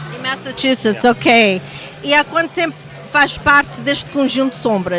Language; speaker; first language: Portuguese; early bilingual, heritage; Portuguese